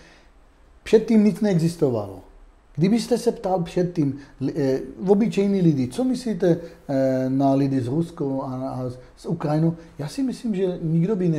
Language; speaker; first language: Czech; non-native, fluent; Hebrew